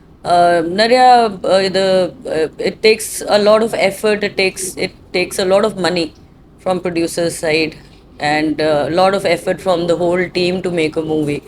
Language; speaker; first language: Tamil; non-native, fluent; Hindi